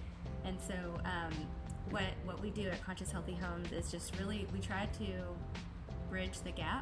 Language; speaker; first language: English; native; English